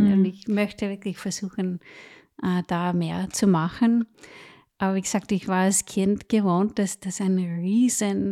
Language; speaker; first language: German; non-native, fluent; English